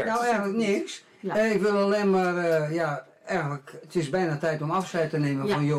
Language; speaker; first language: Dutch; native; Dutch